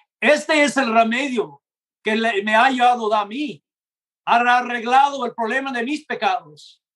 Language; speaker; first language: Spanish; non-native, fluent; English